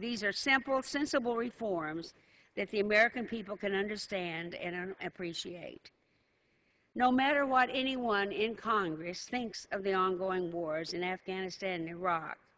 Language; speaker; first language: English; native; English